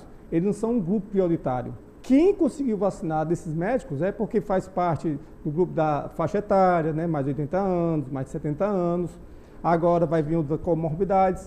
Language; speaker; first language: Portuguese; native; Portuguese